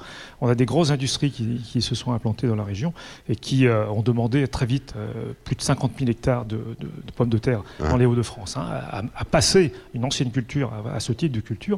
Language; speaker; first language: French; native; French